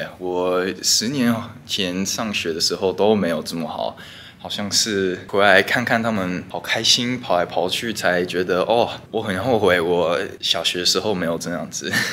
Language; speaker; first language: Chinese; early bilingual, heritage; English